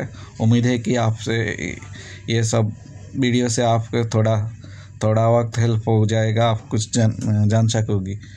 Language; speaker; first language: Hindi; non-native, local second language; Bangla